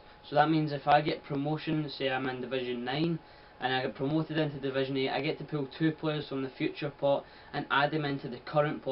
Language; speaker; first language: English; native; English